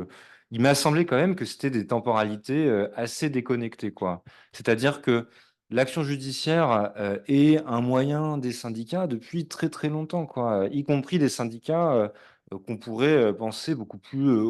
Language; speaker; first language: French; native; French